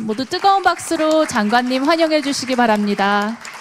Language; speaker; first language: Korean; native; Korean